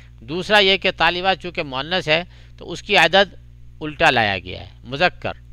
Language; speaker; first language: Urdu; native; Urdu